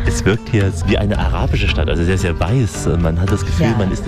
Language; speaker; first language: German; native; German